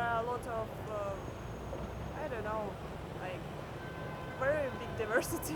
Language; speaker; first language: English; non-native, fluent; Russian